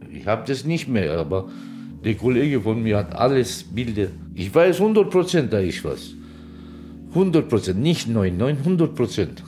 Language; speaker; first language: German; non-native, local second language; Turkish